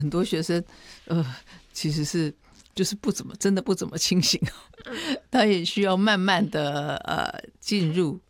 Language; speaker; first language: Chinese; native; Chinese